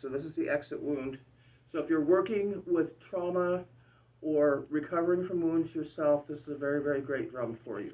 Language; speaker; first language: English; native; English